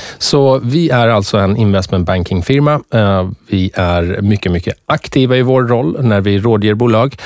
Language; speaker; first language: Swedish; early bilingual, other home language; Persian